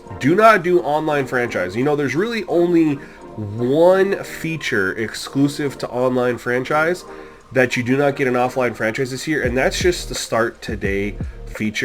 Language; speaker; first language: English; native; English